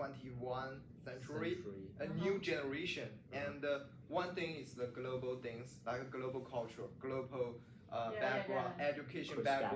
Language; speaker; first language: English; non-native, learner; Chinese